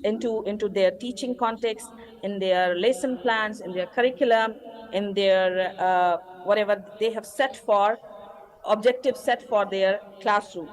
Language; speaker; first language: English; non-native, fluent; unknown